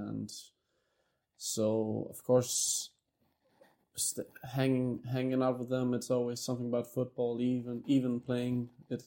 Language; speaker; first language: English; non-native, fluent; Danish